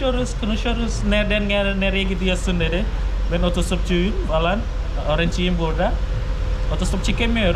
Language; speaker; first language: Turkish; non-native, fluent; Khmer